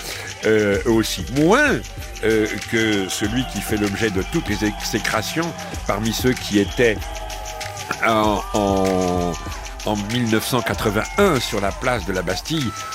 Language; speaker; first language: French; native; French